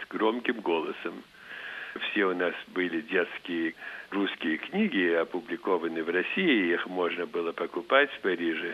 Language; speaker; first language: Russian; early bilingual, heritage; Russian